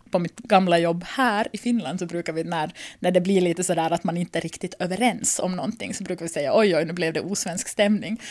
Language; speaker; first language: Swedish; native; Swedish